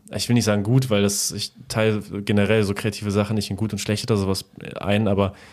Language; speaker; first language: German; early bilingual, other home language; Polish